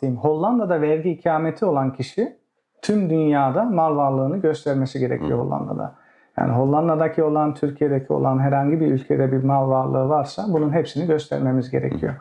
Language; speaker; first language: Turkish; early bilingual, heritage; Turkish